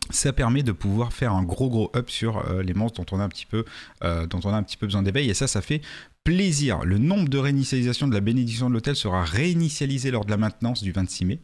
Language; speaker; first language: French; native; French